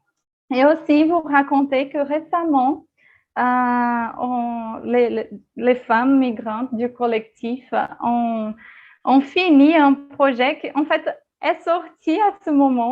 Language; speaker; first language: French; non-native, fluent; Portuguese